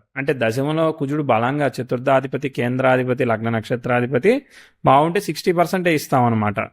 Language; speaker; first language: Telugu; native; Telugu